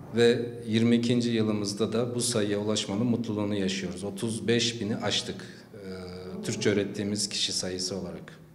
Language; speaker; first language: Turkish; native; Turkish